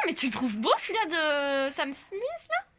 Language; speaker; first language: French; native; French